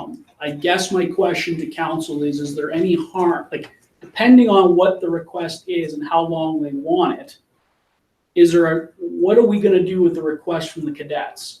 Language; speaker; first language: English; native; English